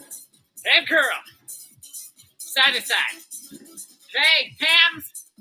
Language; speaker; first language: English; native; English